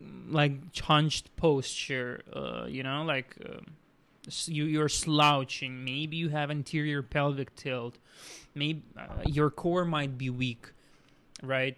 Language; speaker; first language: English; non-native, fluent; Russian